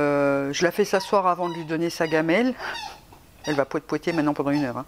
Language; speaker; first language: French; native; French